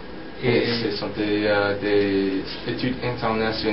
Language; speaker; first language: French; non-native, learner; English